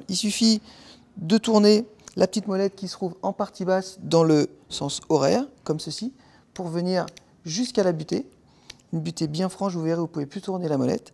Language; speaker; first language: French; native; French